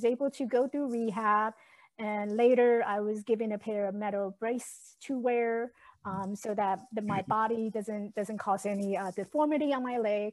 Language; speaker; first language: English; non-native, fluent; Chinese